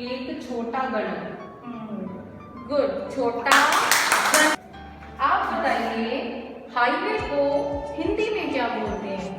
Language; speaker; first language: Hindi; native; Hindi